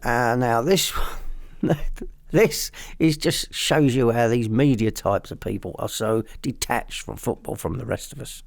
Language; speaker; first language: English; native; English